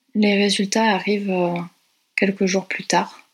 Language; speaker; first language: French; native; French